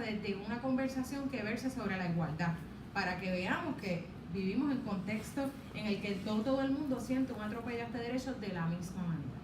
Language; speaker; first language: Spanish; native; Spanish